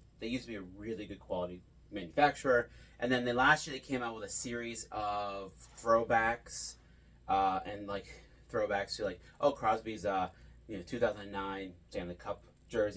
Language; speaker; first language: English; native; English